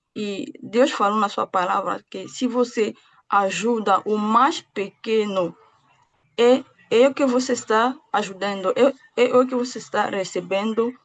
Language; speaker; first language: Portuguese; non-native, fluent; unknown